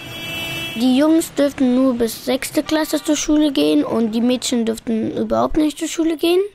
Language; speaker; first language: German; early bilingual, other home language; Pashto